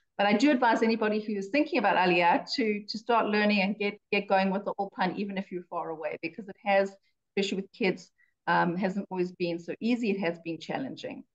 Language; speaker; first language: English; native; English